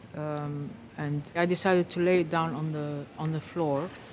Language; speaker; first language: English; non-native, fluent; Arabic